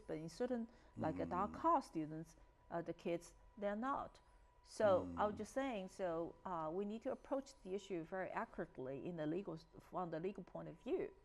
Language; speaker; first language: English; non-native, fluent; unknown